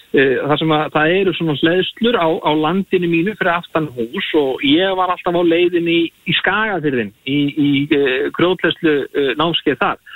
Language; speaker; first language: Icelandic; native; Icelandic